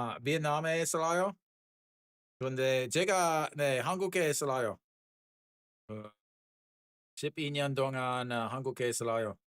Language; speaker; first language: Korean; non-native, learner; English